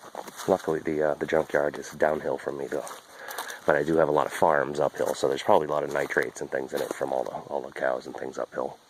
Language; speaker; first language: English; native; English